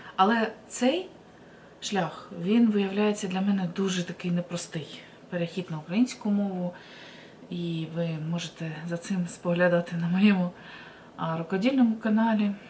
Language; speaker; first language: Ukrainian; non-native, local second language; Russian